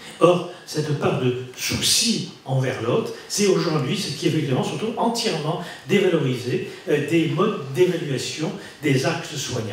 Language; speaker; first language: French; native; French